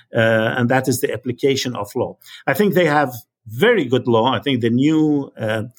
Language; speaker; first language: English; non-native, fluent; Arabic